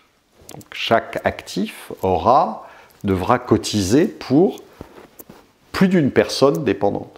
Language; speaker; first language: French; native; French